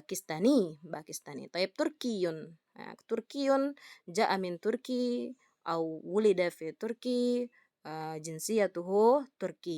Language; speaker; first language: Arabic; non-native, fluent; Indonesian